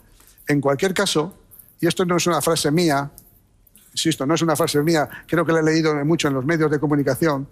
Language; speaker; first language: Spanish; native; Spanish